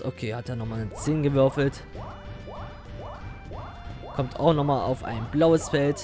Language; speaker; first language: German; native; German